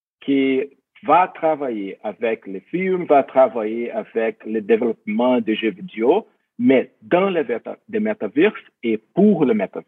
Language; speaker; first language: French; non-native, fluent; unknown